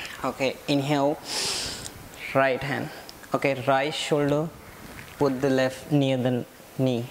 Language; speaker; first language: English; non-native, local second language; Hindi